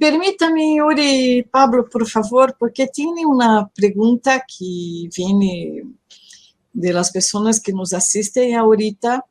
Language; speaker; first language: Spanish; non-native, learner; Portuguese